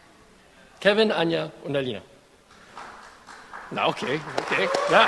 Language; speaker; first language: German; non-native, fluent; English